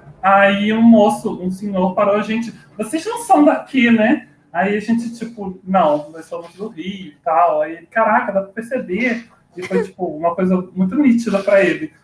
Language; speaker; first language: Portuguese; native; Portuguese